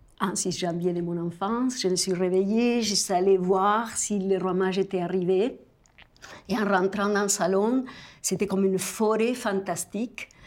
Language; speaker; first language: French; non-native, fluent; Spanish